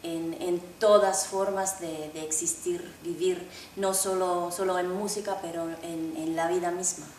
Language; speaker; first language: Spanish; non-native, fluent; Finnish